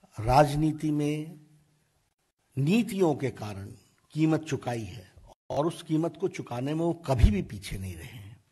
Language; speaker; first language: Hindi; native; Hindi